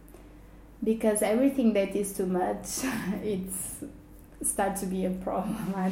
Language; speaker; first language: English; non-native, fluent; Portuguese